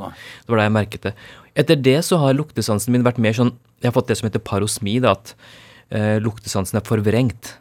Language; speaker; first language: Norwegian; early bilingual, other home language; Urdu